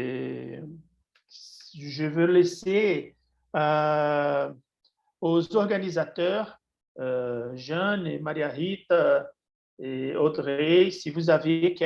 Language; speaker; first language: French; non-native, fluent; Portuguese